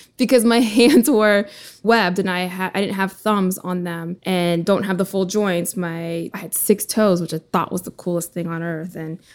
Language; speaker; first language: English; early bilingual, other home language; Russian